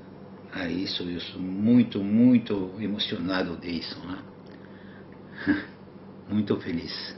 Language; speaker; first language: Portuguese; non-native, learner; French